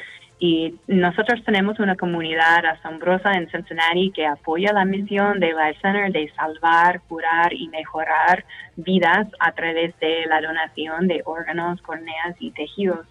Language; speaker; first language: Spanish; non-native, fluent; English